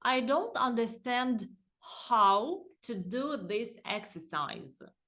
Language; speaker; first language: English; non-native, fluent; Ukrainian